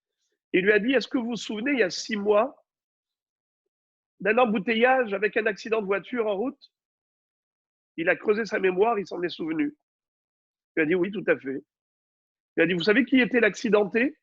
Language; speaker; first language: French; native; French